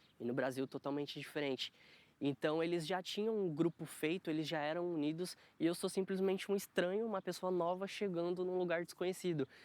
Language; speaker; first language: Portuguese; native; Portuguese